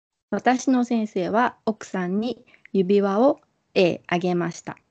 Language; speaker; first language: Japanese; native; Japanese